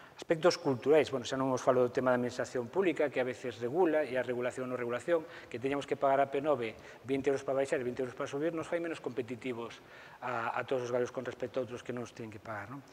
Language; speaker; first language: Galician; native; Galician